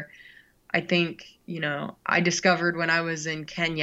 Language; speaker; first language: English; native; English